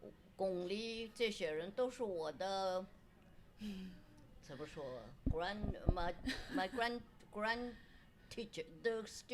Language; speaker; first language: Chinese; non-native, local second language; Wu Chinese